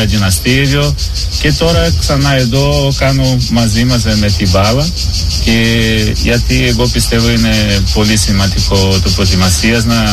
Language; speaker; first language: Greek; non-native, learner; Portuguese